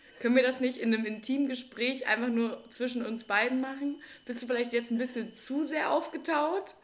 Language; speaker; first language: German; native; German